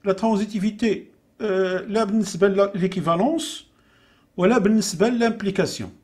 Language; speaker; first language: French; non-native, local second language; Arabic